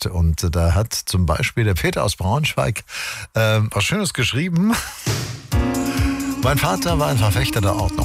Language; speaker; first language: German; native; German